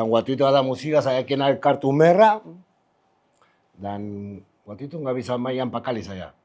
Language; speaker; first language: Indonesian; non-native, fluent; Spanish